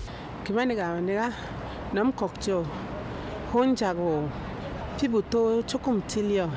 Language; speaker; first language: Korean; non-native, learner; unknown